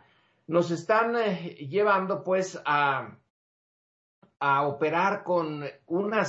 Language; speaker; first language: Spanish; native; Spanish